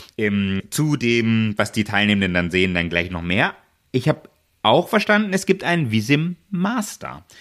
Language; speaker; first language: German; native; German